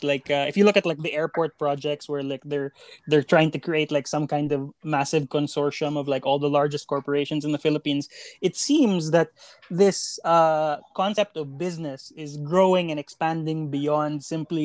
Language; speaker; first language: English; non-native, local second language; Cebuano